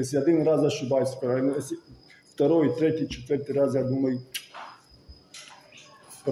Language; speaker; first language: Russian; non-native, fluent; Serbian